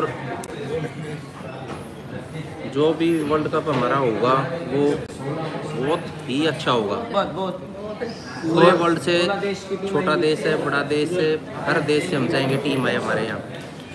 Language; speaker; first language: Hindi; native; Hindi